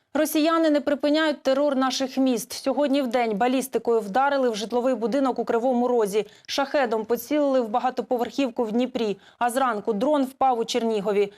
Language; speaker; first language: Ukrainian; native; Ukrainian